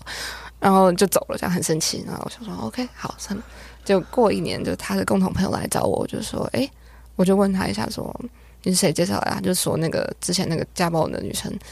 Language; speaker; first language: Chinese; native; Chinese